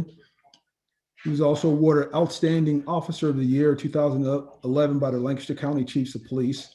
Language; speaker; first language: English; native; English